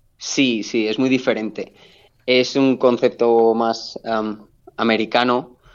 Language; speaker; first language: Spanish; native; Spanish